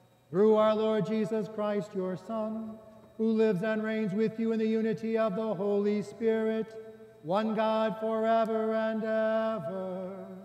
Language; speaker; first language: English; native; English